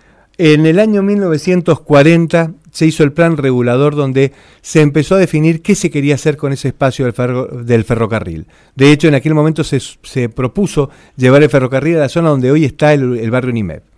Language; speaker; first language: Spanish; native; Spanish